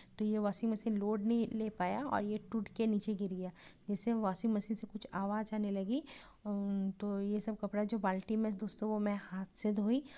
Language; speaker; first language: Hindi; native; Hindi